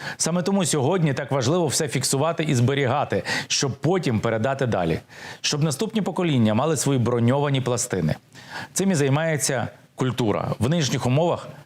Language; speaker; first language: Ukrainian; native; Ukrainian